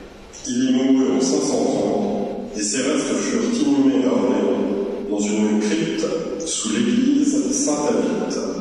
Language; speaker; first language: French; native; French